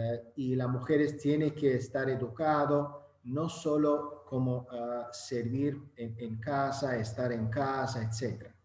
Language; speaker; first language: Spanish; non-native, learner; Azerbaijani